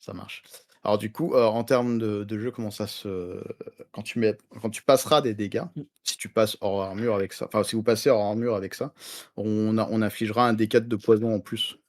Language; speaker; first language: French; native; French